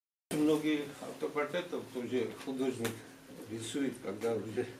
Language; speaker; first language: Russian; non-native, fluent; Georgian